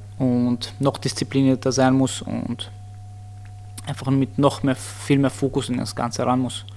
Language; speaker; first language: German; early bilingual, other home language; Armenian